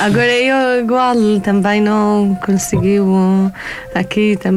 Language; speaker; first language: Portuguese; non-native, learner; Arabic